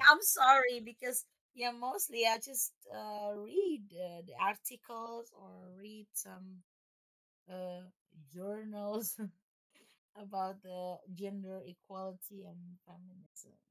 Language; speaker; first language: English; non-native, fluent; Indonesian